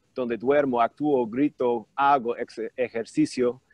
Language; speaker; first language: Spanish; non-native, fluent; English